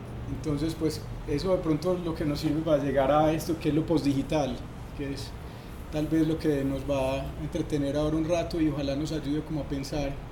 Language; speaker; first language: Spanish; native; Spanish